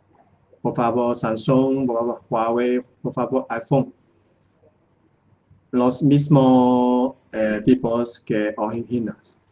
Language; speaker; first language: Spanish; non-native, learner; Chinese